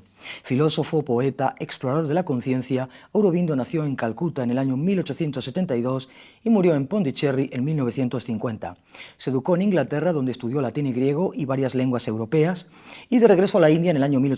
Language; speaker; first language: Spanish; native; Spanish